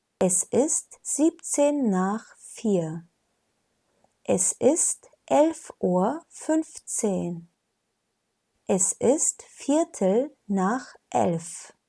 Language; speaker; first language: German; non-native, fluent; Turkish